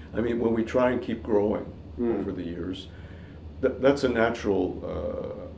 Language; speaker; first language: English; native; English